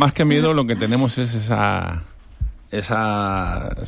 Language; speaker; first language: Spanish; native; Spanish